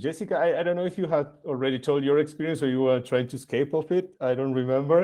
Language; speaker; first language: English; non-native, fluent; Spanish